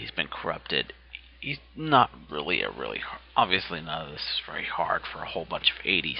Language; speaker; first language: English; native; English